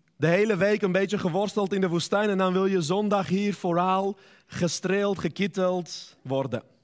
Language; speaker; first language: Dutch; non-native, fluent; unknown